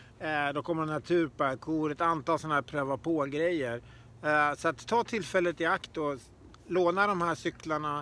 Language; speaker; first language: Swedish; native; Swedish